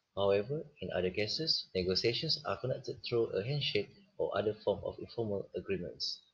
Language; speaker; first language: English; non-native, local second language; Malay